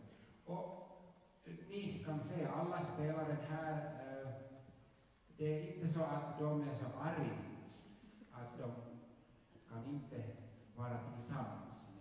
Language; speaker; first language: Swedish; non-native, local second language; Finnish